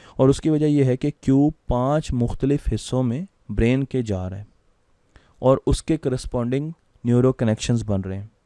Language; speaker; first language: Urdu; non-native, local second language; Punjabi